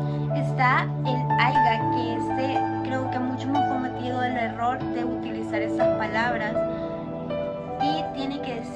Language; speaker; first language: Spanish; native; Spanish